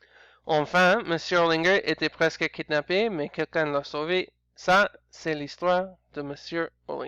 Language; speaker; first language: French; non-native, learner; English